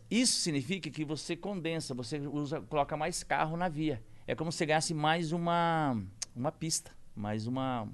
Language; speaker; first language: Portuguese; native; Portuguese